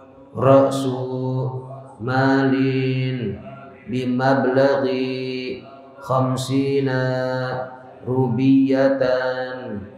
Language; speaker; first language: Arabic; non-native, fluent; Indonesian